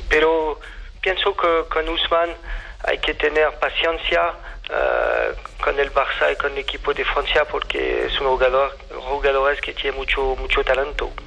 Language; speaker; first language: Spanish; non-native, fluent; French